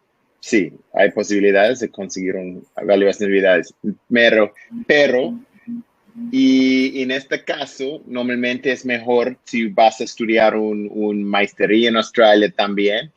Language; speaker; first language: Spanish; non-native, learner; English